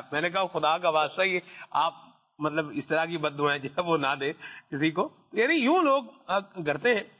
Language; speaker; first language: Urdu; native; Urdu